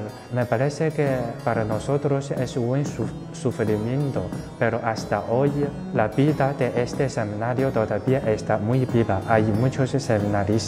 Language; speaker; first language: Spanish; non-native, local second language; Chinese